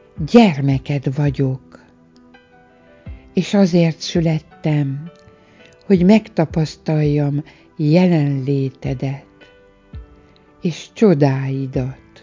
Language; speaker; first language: Hungarian; native; Hungarian